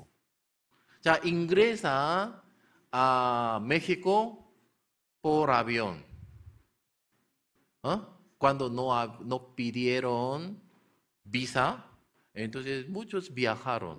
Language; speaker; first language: Spanish; non-native, learner; Korean